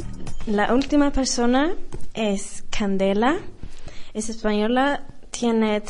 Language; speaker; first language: Spanish; non-native, fluent; Swedish